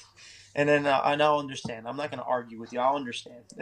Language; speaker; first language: English; native; English